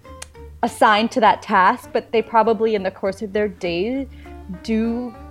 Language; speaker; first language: English; early bilingual, other home language; Tamil